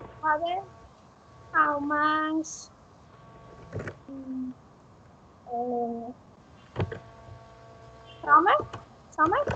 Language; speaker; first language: English; non-native, learner; Spanish